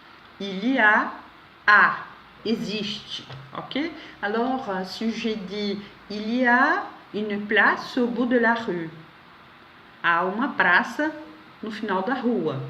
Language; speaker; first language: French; non-native, fluent; Portuguese